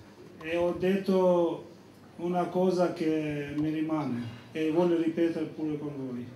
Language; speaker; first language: Italian; non-native, fluent; Albanian